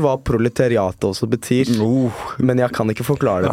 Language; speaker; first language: Norwegian; early bilingual, other home language; Turkish